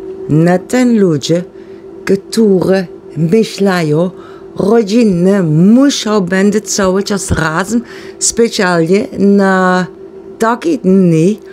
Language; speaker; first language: Polish; non-native, learner; Dutch